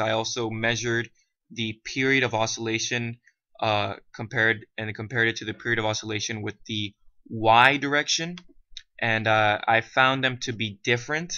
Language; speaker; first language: English; native; English